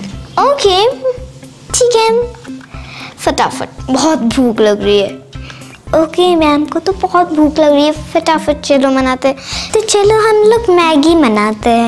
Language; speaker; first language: Hindi; native; Hindi